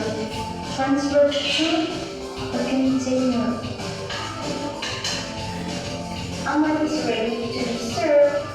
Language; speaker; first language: English; non-native, learner; Indonesian